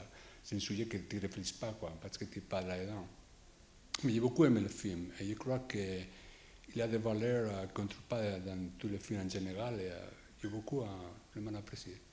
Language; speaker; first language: French; non-native, fluent; Spanish